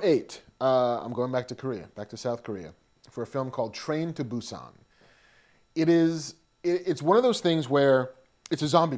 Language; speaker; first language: English; native; English